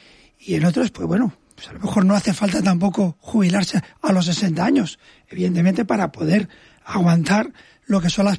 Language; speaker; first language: Spanish; native; Spanish